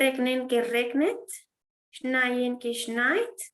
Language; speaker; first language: German; non-native, fluent; Spanish